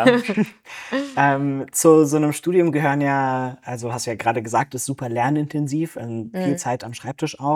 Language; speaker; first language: German; native; German